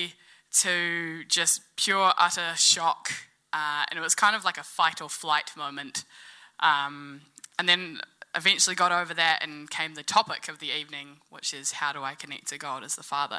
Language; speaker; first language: English; native; English